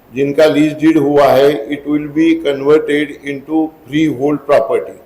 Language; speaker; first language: Hindi; non-native, local second language; Marathi